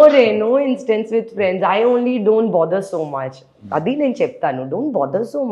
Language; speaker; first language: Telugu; non-native, local second language; Hindi